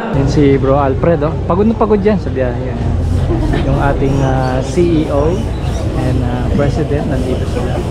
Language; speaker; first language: Filipino; non-native, local second language; Pampanga